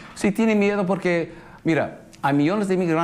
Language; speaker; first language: Spanish; early bilingual, heritage; English